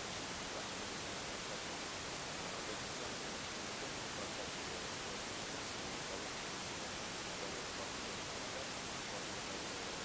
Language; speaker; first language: Russian; native; Russian